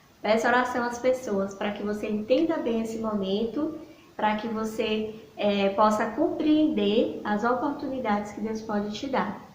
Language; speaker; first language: Portuguese; native; Portuguese